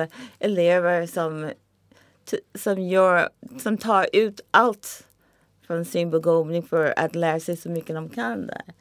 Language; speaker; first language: Swedish; non-native, fluent; English